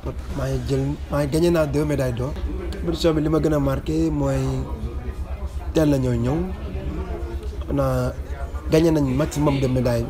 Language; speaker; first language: French; non-native, local second language; Wolof